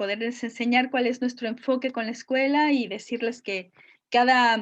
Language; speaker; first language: Spanish; native; Spanish